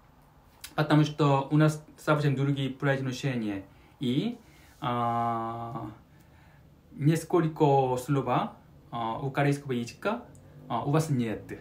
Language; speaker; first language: Russian; non-native, learner; Korean